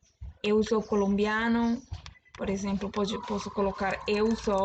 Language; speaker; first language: Portuguese; non-native, learner; Spanish